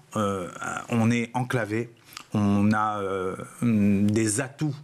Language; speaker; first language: French; non-native, local second language; Réunion Creole French